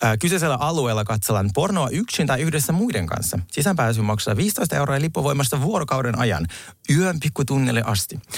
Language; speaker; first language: Finnish; early bilingual, other home language; Russian